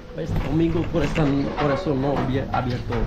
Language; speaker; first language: Spanish; non-native, learner; Hindi